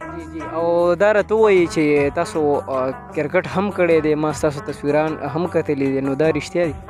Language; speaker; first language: Pashto; native; Pashto